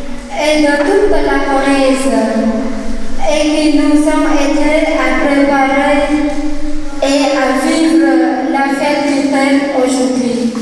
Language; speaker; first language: French; non-native, fluent; Vietnamese